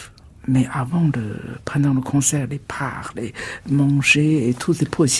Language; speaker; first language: French; non-native, fluent; Chinese